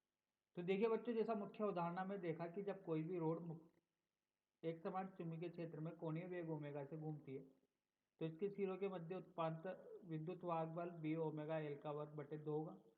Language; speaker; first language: Hindi; native; Hindi